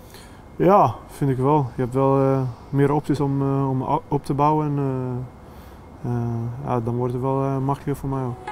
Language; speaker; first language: Dutch; non-native, fluent; Swedish